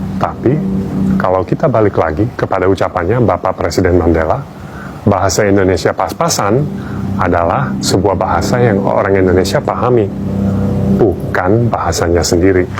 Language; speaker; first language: Indonesian; non-native, fluent; English